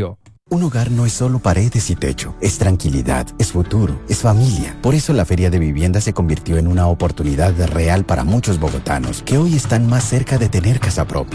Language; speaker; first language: Spanish; native; Spanish